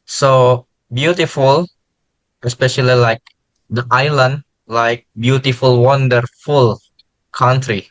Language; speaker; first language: English; non-native, learner; Indonesian